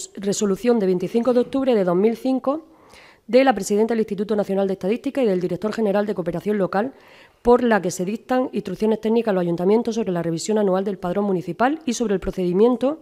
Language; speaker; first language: Spanish; native; Spanish